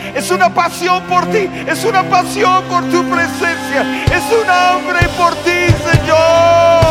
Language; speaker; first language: Spanish; non-native, fluent; English